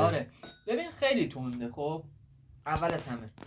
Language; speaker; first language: Persian; native; Persian